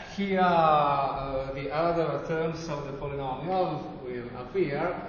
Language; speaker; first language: English; non-native, fluent; Italian